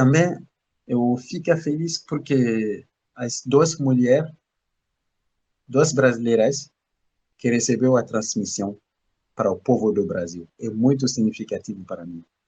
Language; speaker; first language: Portuguese; non-native, learner; Bambara